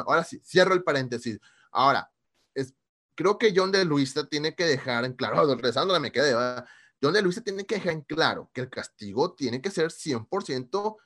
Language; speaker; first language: Spanish; native; Spanish